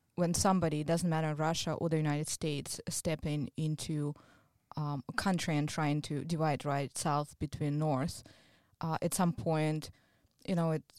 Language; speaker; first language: English; non-native, fluent; Russian